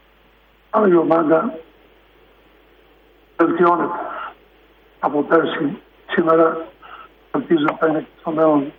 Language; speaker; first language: Greek; non-native, fluent; Serbian